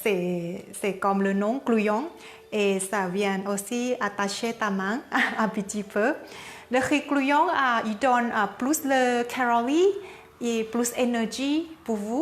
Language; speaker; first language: French; non-native, learner; Thai